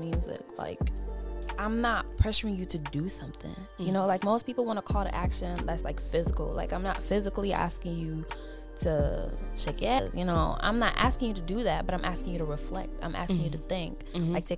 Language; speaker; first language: English; non-native, local second language; Akan